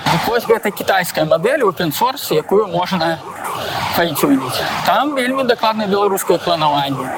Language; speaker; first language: Belarusian; non-native, local second language; Russian